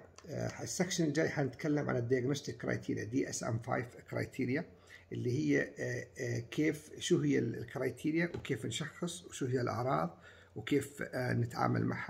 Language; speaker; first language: Arabic; native; Arabic